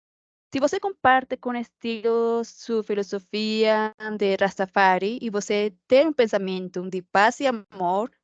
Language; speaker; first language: Portuguese; non-native, fluent; Spanish